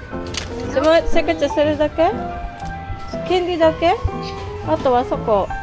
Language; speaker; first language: Japanese; non-native, learner; Filipino